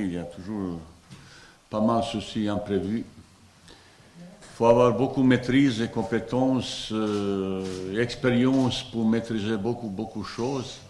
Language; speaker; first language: French; non-native, fluent; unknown